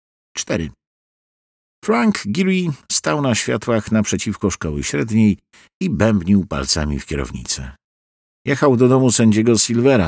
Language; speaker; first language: Polish; native; Polish